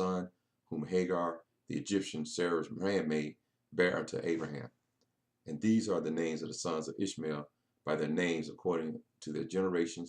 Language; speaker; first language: English; native; English